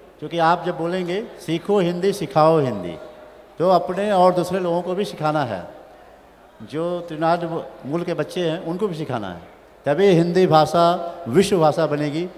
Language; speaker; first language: Hindi; native; Hindi